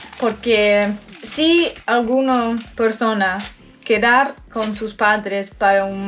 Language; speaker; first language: Spanish; non-native, learner; English